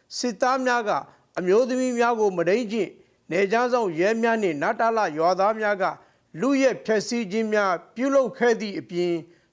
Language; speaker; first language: Burmese; non-native, local second language; Rohingya